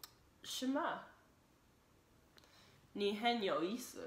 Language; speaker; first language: Chinese; non-native, learner; English